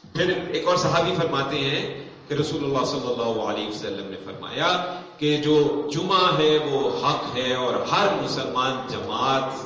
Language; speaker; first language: Urdu; non-native, local second language; Punjabi